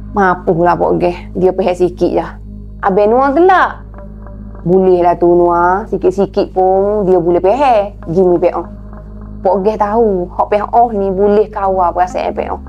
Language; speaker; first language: Malay; native; Malay